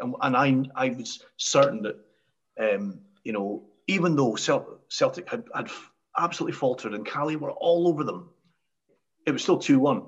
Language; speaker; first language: English; native; English